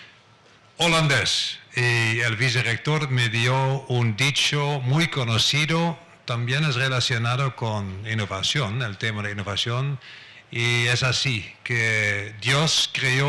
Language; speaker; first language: Spanish; non-native, fluent; Dutch